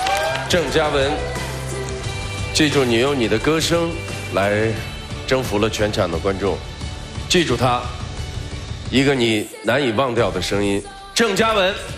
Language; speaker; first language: Chinese; native; Chinese